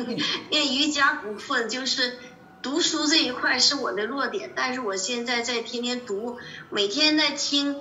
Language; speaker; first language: Chinese; native; Chinese